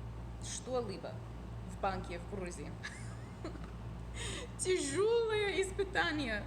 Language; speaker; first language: Russian; non-native, fluent; English